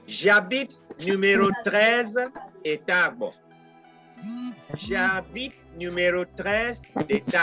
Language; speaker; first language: French; non-native, fluent; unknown